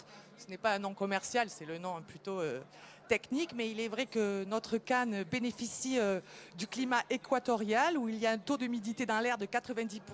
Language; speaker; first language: French; native; French